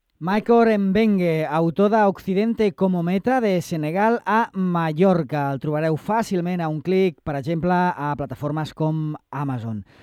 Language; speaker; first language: Catalan; native; Catalan